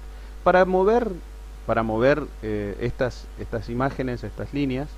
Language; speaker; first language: Spanish; native; Spanish